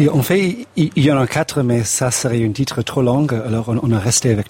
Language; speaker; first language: French; non-native, fluent; English